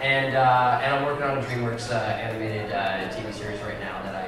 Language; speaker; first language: English; native; English